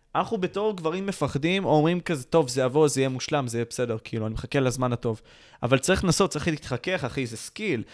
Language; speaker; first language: Hebrew; native; Hebrew